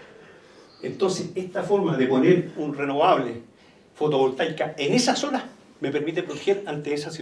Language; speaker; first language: Spanish; native; Spanish